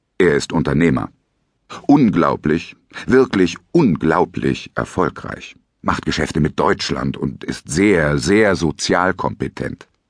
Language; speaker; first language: German; native; German